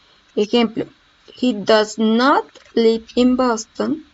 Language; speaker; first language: English; non-native, learner; Spanish